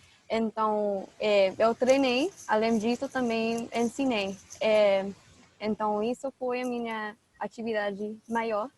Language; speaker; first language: Portuguese; non-native, fluent; English